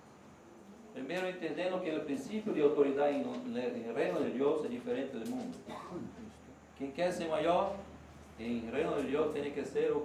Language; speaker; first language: Spanish; non-native, learner; Portuguese